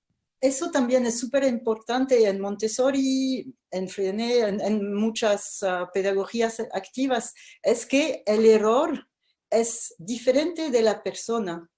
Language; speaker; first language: Spanish; non-native, fluent; French